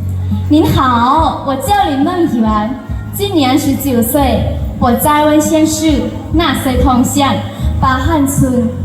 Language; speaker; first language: Chinese; non-native, learner; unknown